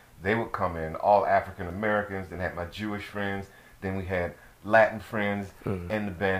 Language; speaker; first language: English; native; English